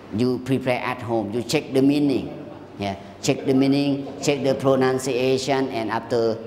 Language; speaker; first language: English; non-native, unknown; Thai